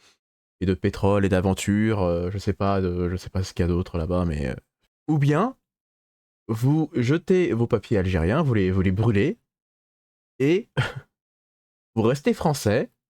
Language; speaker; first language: French; native; French